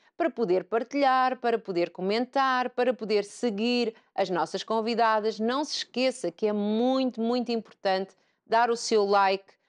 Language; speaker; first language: Portuguese; native; Portuguese